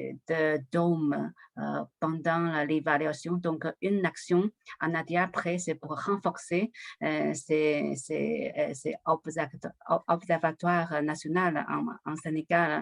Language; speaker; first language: French; non-native, learner; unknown